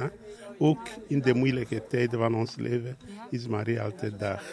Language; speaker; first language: Dutch; non-native, learner; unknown